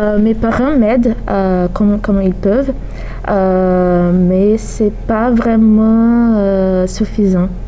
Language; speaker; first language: French; non-native, fluent; Portuguese